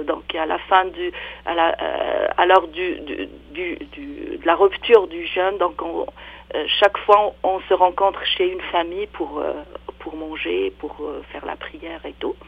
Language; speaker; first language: French; non-native, local second language; Arabic